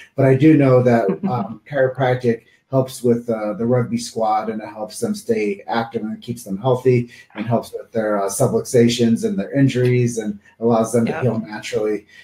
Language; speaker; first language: English; native; English